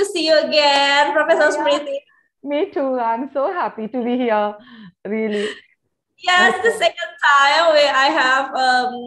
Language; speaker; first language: English; non-native, local second language; Bangla